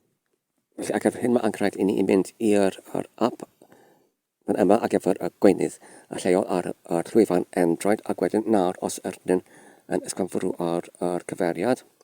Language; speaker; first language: Welsh; non-native, learner; English